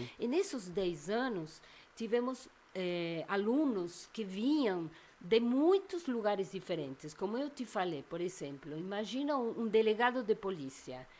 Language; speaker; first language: Portuguese; non-native, fluent; Spanish